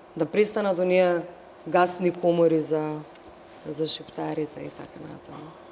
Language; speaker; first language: Macedonian; non-native, local second language; Albanian